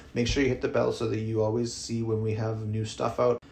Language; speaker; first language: English; native; English